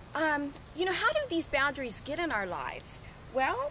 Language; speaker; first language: English; native; English